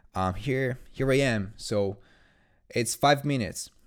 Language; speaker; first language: English; non-native, fluent; Italian